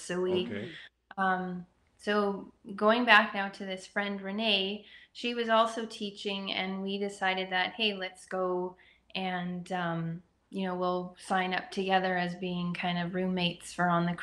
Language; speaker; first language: English; native; English